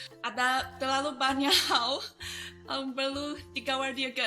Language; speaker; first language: Indonesian; non-native, fluent; Chinese